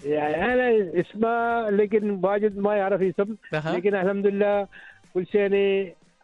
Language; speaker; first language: Arabic; non-native, learner; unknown